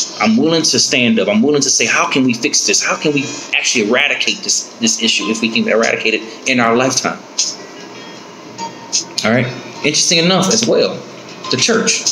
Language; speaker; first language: English; native; English